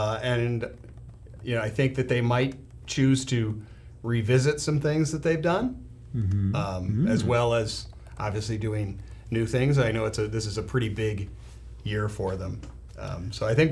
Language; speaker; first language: English; native; English